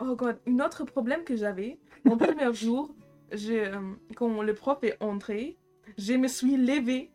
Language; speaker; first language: French; non-native, fluent; German